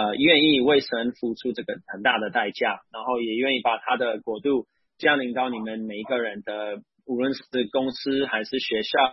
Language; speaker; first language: Chinese; non-native, fluent; English